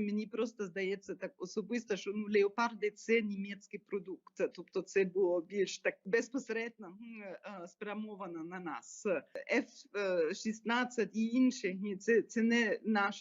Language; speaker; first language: Ukrainian; non-native, fluent; German